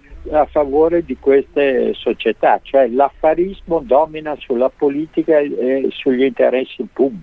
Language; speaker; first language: Italian; native; Italian